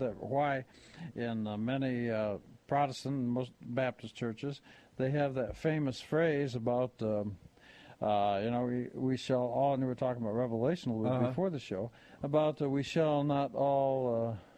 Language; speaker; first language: English; native; English